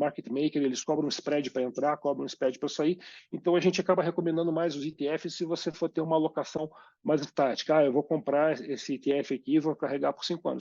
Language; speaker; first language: Portuguese; native; Portuguese